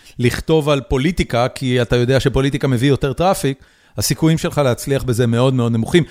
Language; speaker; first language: Hebrew; native; Hebrew